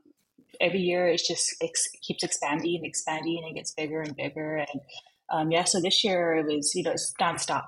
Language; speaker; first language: English; native; English